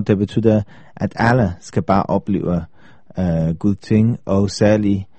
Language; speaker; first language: Danish; non-native, fluent; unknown